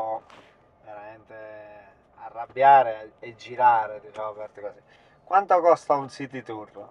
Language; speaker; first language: Italian; native; Italian